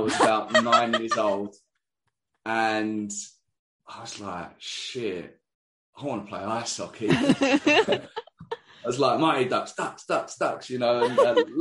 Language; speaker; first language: English; native; English